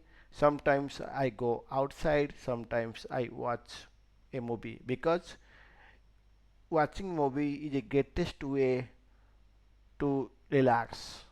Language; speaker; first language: English; non-native, fluent; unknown